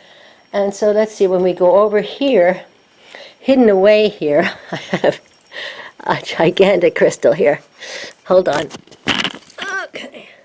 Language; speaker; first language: English; native; English